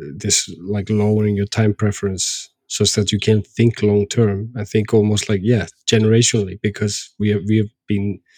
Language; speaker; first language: English; non-native, fluent; Icelandic